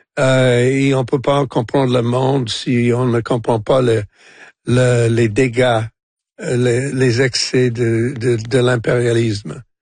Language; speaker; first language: French; non-native, local second language; English